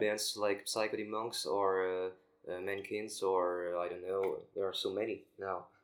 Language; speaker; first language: English; non-native, learner; French